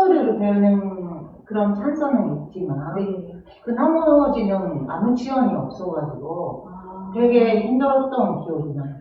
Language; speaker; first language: Korean; non-native, fluent; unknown